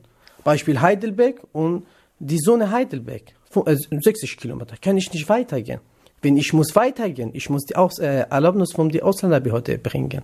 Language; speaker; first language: German; non-native, learner; Kurdish